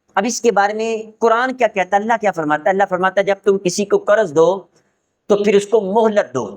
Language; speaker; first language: Urdu; non-native, local second language; Punjabi